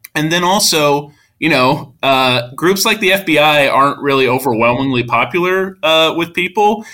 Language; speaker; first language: English; native; English